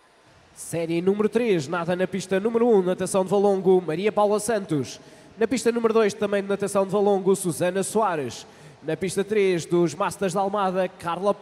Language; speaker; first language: Portuguese; native; Portuguese